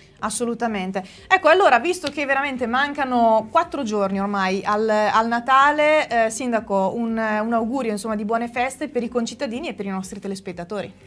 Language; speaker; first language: Italian; native; Italian